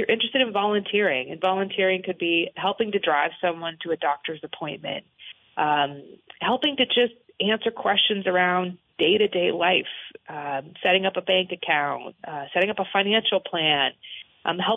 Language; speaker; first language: English; native; English